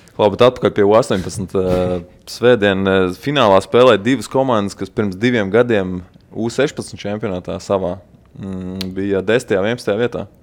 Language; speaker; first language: Latvian; native; Latvian